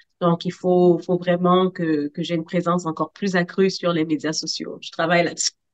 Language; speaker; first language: French; native; French